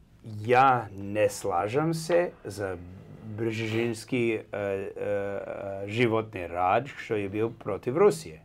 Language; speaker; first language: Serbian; early bilingual, heritage; English